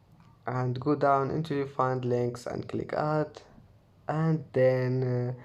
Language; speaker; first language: English; non-native, fluent; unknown